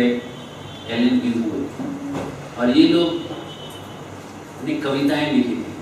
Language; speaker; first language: Hindi; native; Hindi